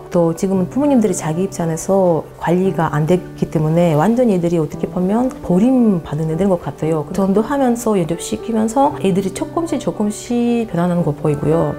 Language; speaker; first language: Korean; non-native, fluent; Russian